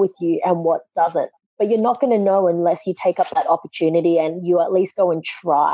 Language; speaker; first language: English; native; English